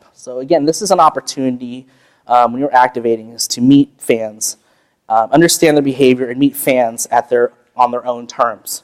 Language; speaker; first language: English; native; English